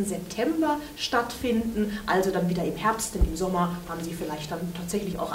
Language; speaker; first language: German; native; German